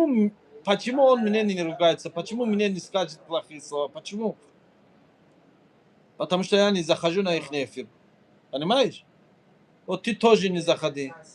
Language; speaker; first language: Russian; non-native, learner; Tajik